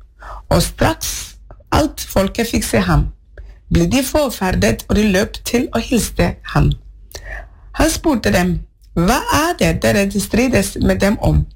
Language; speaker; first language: Norwegian; non-native, fluent; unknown